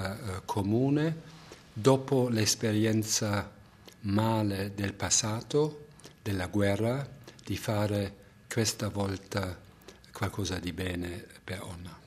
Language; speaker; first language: Italian; non-native, fluent; German